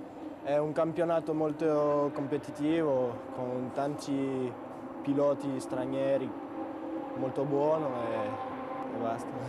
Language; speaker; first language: Italian; non-native, learner; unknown